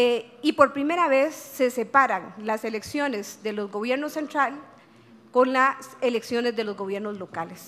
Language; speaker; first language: Spanish; native; Spanish